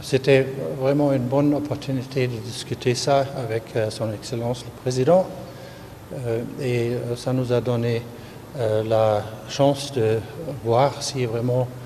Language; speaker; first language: French; non-native, fluent; German